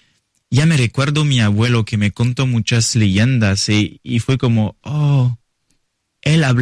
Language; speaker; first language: Spanish; non-native, learner; French